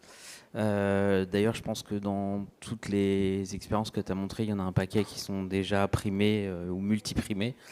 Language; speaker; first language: French; native; French